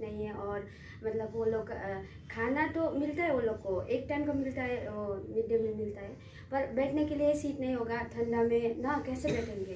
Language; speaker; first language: Hindi; non-native, local second language; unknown